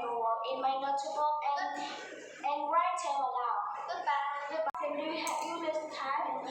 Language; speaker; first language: English; non-native, learner; Vietnamese